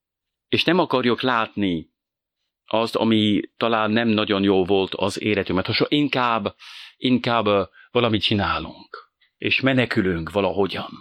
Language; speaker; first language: Hungarian; non-native, fluent; French